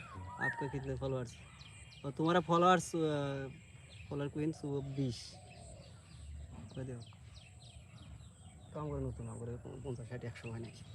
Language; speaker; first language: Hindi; non-native, learner; Bangla